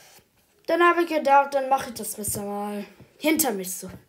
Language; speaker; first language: German; early bilingual, other home language; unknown